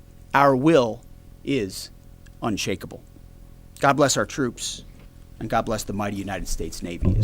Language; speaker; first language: English; native; English